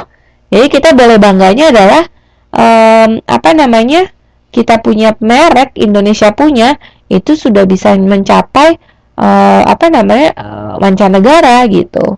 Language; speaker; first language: Indonesian; native; Indonesian